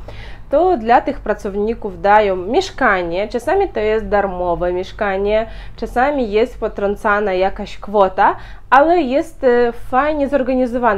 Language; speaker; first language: Polish; non-native, fluent; Ukrainian